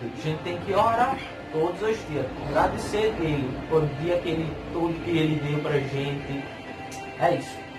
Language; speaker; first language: Portuguese; non-native, learner; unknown